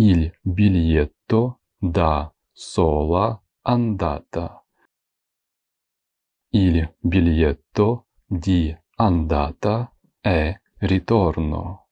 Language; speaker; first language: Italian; non-native, fluent; Ukrainian